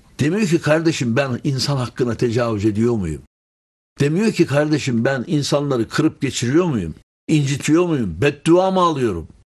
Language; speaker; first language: Turkish; native; Turkish